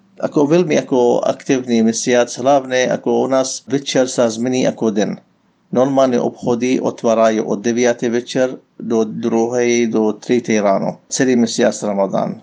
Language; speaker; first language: Slovak; non-native, learner; Arabic